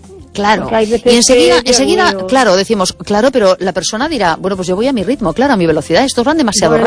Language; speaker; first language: Spanish; native; Spanish